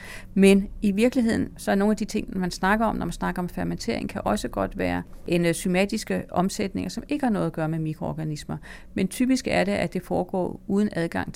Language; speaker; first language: Danish; native; Danish